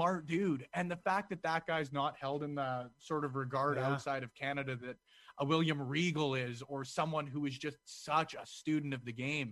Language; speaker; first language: English; native; English